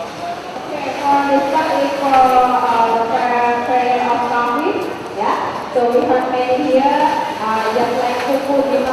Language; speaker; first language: English; non-native, local second language; Indonesian